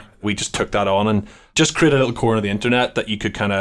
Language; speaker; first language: English; native; English